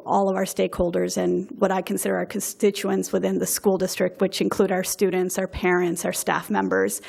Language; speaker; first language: English; native; English